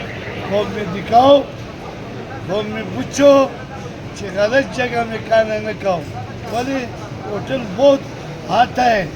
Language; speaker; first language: Hindi; non-native, local second language; Pashto